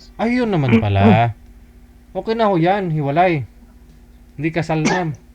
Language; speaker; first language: Filipino; non-native, local second language; Hiligaynon